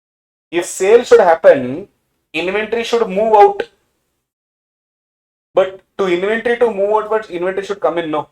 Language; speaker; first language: English; non-native, local second language; Tamil